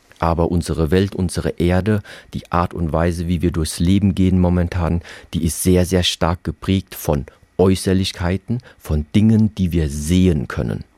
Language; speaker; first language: German; early bilingual, other home language; Vietnamese